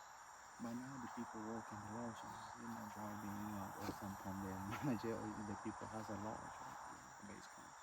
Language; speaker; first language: English; non-native, local second language; Spanish